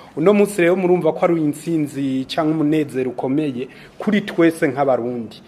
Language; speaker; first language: Rundi; native; Rundi